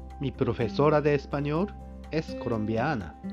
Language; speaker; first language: Spanish; non-native, fluent; Japanese